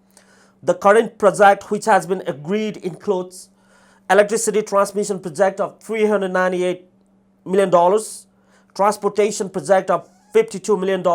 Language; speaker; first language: English; non-native, fluent; Nepali